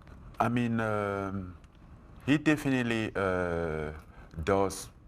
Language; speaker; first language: English; non-native, fluent; French